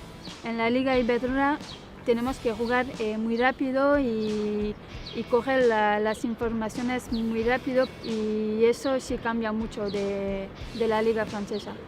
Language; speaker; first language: Spanish; non-native, fluent; French